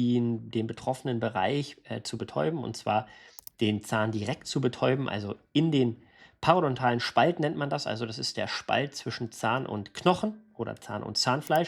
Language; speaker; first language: German; native; German